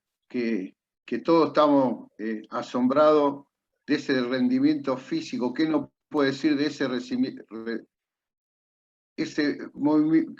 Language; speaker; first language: Spanish; native; Spanish